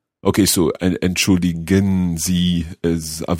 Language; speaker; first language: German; non-native, learner; English